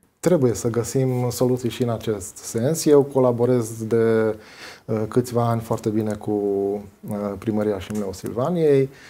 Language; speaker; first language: Romanian; non-native, local second language; Hungarian